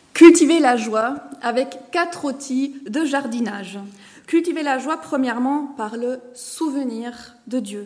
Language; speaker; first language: French; non-native, fluent; German